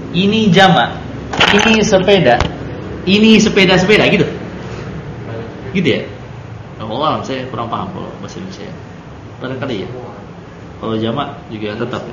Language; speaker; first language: Indonesian; non-native, fluent; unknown